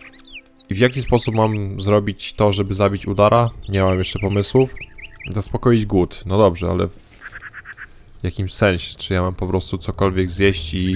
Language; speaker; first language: Polish; native; Polish